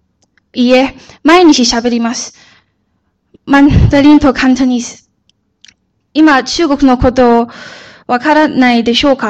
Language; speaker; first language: Japanese; early bilingual, other home language; Chinese